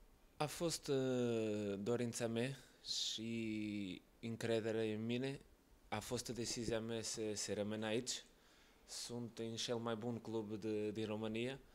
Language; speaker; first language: Romanian; non-native, learner; Portuguese